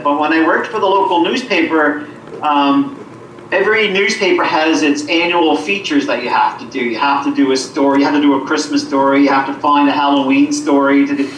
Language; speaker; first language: English; native; English